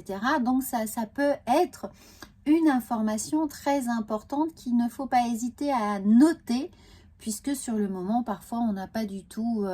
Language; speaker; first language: French; native; French